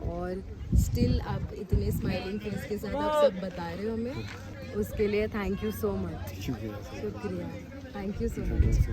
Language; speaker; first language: Hindi; native; Hindi